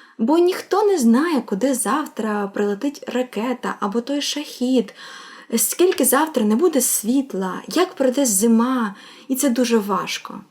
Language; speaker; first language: Ukrainian; non-native, local second language; Russian